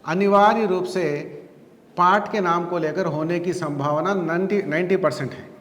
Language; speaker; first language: Hindi; non-native, local second language; Telugu